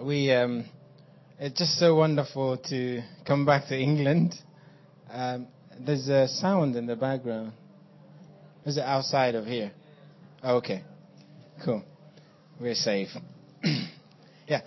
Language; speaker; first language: English; non-native, local second language; Igbo